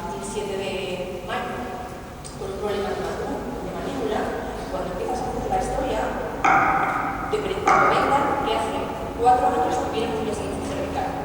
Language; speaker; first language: Spanish; native; Spanish